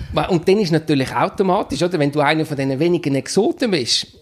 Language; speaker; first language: German; native; German